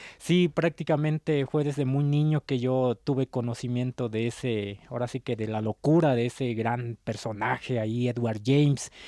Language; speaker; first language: Spanish; non-native, local second language; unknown